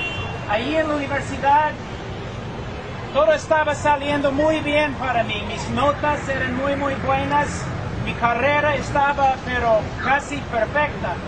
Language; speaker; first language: Spanish; non-native, fluent; English